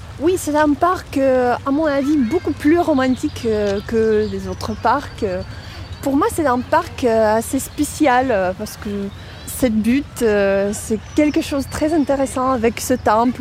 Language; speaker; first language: French; non-native, fluent; Russian